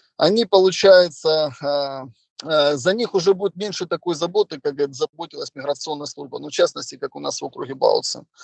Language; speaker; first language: Russian; native; Russian